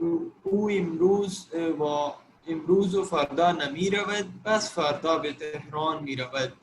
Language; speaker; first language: Persian; non-native, learner; Urdu